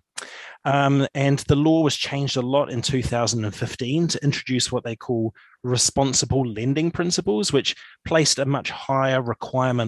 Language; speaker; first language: English; native; English